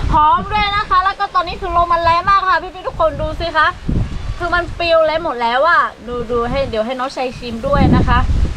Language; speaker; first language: Thai; non-native, local second language; Lahu